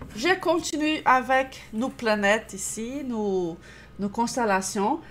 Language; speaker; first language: French; non-native, fluent; Portuguese